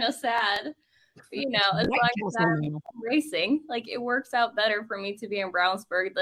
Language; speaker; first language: English; non-native, fluent; Norwegian